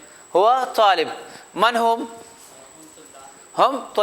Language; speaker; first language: Arabic; non-native, fluent; Urdu